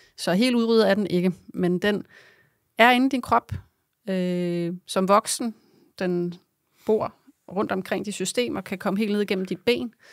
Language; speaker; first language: Danish; native; Danish